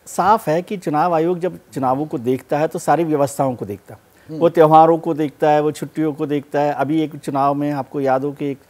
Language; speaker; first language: Hindi; native; Hindi